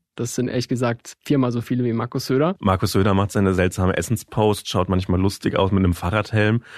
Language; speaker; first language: German; native; German